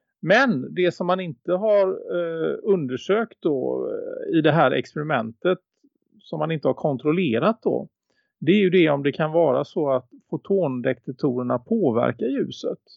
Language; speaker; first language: Swedish; native; Swedish